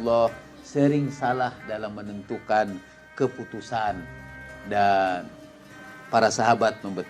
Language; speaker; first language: Indonesian; native; Indonesian